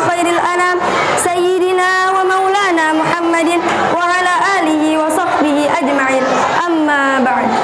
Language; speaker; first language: Arabic; non-native, learner; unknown